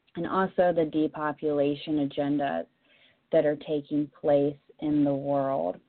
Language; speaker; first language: English; native; English